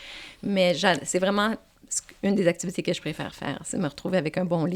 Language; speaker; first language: French; native; French